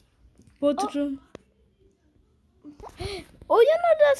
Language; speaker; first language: Turkish; early bilingual, heritage; Turkish